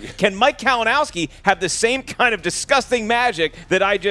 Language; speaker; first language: English; native; English